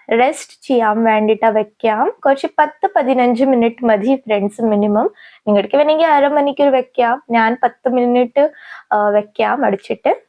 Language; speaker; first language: Malayalam; non-native, local second language; Hindi